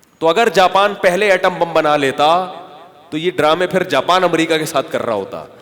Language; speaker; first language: Urdu; native; Urdu